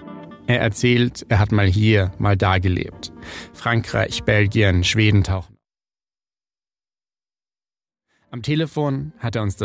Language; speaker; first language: German; native; German